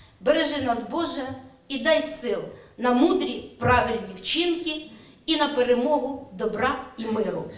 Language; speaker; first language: Ukrainian; native; Ukrainian